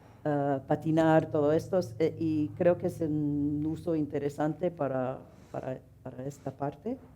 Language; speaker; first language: Spanish; non-native, fluent; English